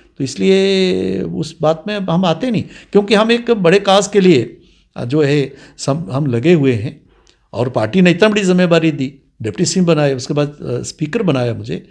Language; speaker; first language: Hindi; non-native, local second language; Dogri